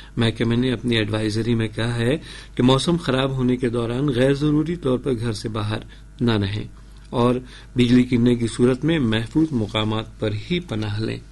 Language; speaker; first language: Urdu; native; Urdu